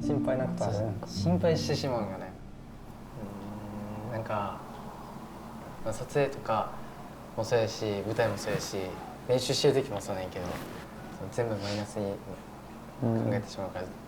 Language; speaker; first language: Japanese; native; Japanese